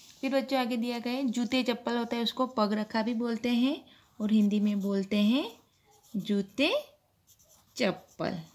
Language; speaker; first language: Hindi; non-native, local second language; Gujarati